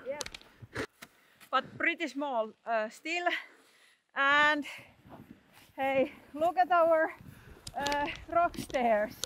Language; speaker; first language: English; non-native, fluent; Finnish